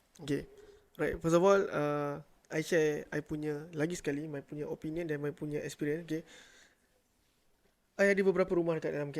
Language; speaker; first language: Malay; native; Malay